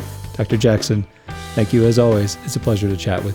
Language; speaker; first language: English; native; English